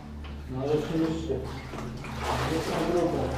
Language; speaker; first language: Polish; native; Polish